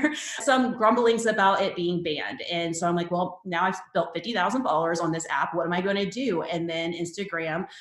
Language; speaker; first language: English; native; English